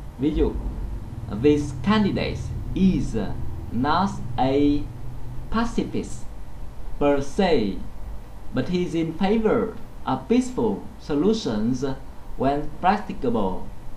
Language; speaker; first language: English; non-native, fluent; Vietnamese